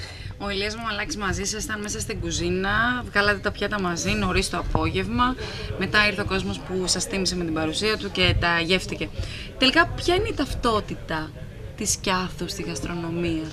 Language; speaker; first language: Greek; native; Greek